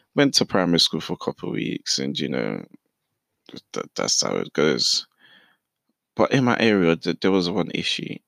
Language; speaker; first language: English; early bilingual, other home language; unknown